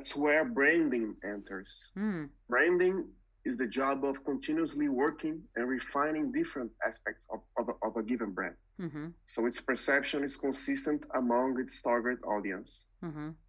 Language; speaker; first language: English; non-native, fluent; Portuguese